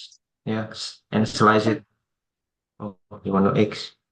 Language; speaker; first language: English; non-native, fluent; Indonesian